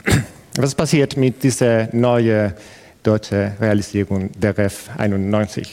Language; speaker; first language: German; non-native, fluent; Spanish